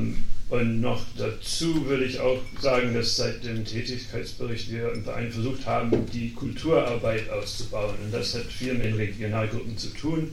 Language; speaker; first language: German; non-native, fluent; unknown